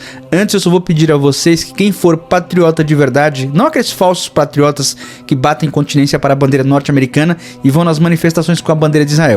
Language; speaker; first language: Portuguese; native; Portuguese